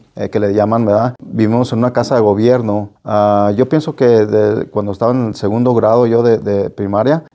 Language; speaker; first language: Spanish; native; Spanish